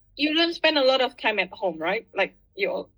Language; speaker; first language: English; non-native, fluent; Indonesian